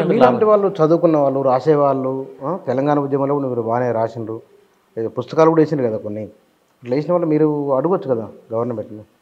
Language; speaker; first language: Telugu; native; Telugu